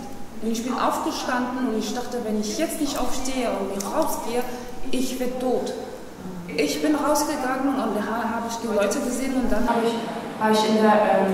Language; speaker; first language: German; non-native, fluent; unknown